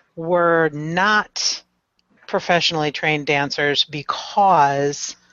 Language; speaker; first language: English; native; English